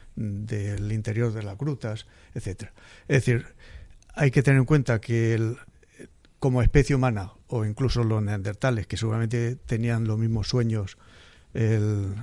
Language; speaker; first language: Spanish; native; Spanish